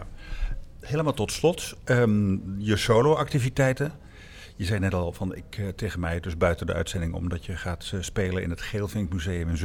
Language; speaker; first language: Dutch; native; Dutch